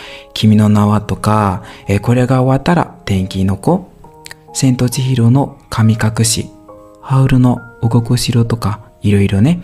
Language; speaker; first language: Japanese; non-native, learner; Burmese